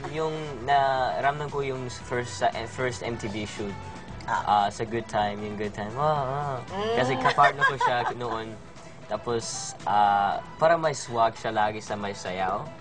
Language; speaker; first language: Filipino; early bilingual, heritage; Filipino